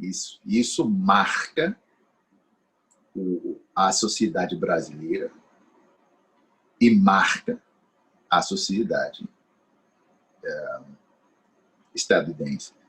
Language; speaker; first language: Portuguese; non-native, fluent; English